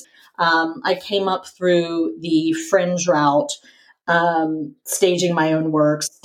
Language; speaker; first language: English; native; English